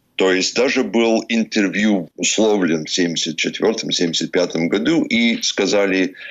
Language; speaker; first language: Russian; non-native, fluent; English